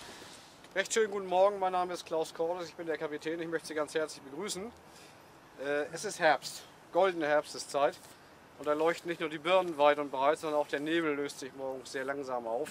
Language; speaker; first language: German; native; German